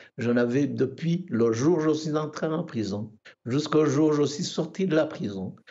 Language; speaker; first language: French; non-native, local second language; Kinyarwanda